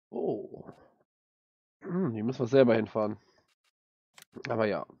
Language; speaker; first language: German; native; German